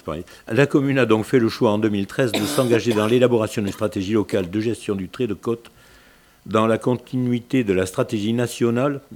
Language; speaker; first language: French; native; French